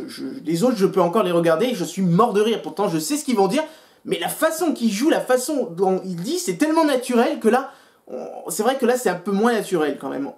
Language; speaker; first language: French; native; French